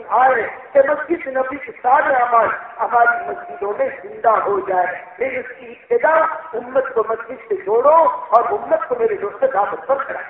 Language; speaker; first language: Urdu; native; Urdu